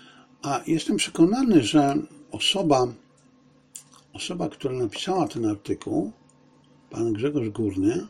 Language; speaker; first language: Polish; native; Polish